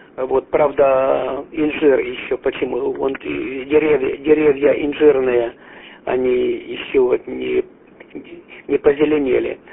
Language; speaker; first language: Russian; native; Russian